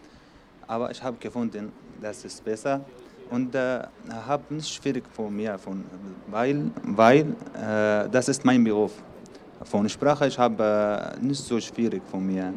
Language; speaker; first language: German; non-native, learner; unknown